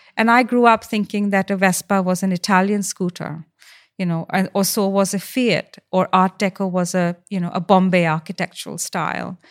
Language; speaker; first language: English; non-native, local second language; Hindi